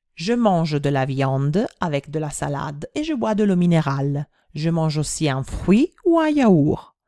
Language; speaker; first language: French; non-native, fluent; Italian